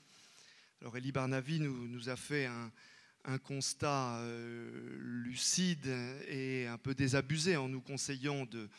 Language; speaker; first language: French; native; French